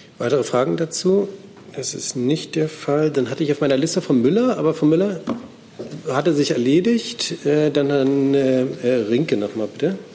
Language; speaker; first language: German; native; German